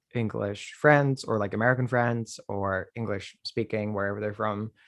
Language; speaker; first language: English; non-native, fluent; Dutch